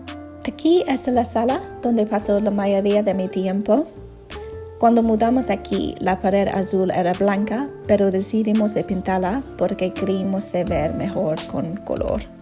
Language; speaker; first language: Spanish; non-native, learner; English